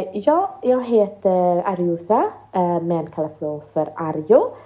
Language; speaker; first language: Swedish; early bilingual, other home language; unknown